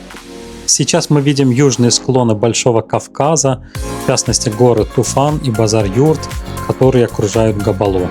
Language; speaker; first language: Russian; native; Russian